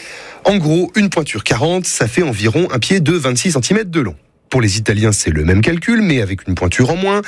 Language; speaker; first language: French; native; French